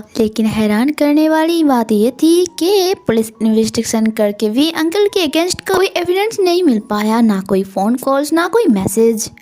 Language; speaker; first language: Hindi; non-native, local second language; Bangla